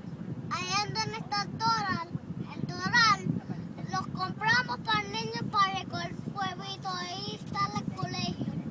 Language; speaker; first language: Spanish; early bilingual, heritage; Spanish